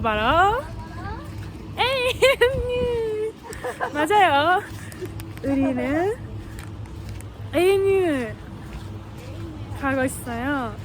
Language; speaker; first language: Korean; non-native, learner; Japanese